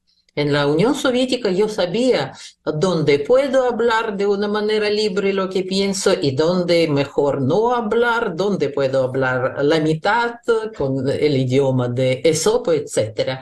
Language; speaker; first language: Spanish; non-native, fluent; Russian